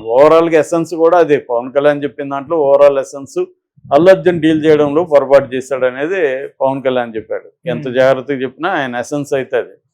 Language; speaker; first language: Telugu; native; Telugu